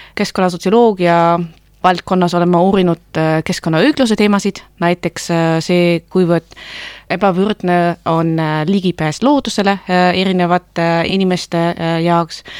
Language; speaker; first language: Estonian; non-native, fluent; German